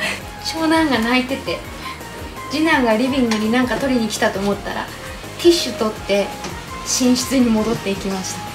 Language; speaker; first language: Japanese; native; Japanese